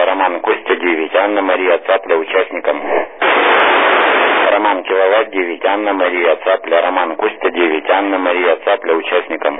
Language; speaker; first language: Russian; native; Russian